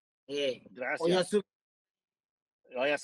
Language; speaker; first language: Spanish; non-native, fluent; Japanese